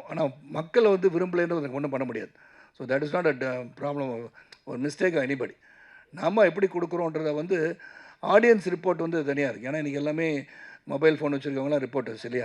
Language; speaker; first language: Tamil; native; Tamil